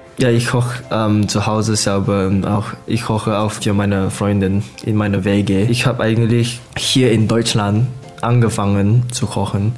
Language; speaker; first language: German; non-native, learner; Malay